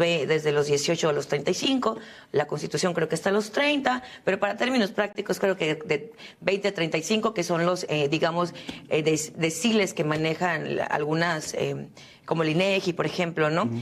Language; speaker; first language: Spanish; native; Spanish